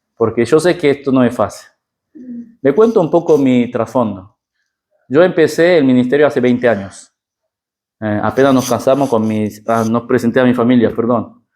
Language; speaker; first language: Spanish; early bilingual, other home language; Korean